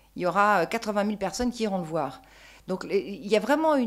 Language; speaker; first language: French; native; French